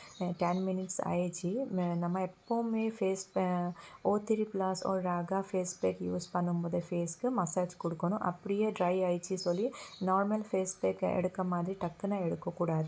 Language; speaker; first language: Tamil; non-native, fluent; Assamese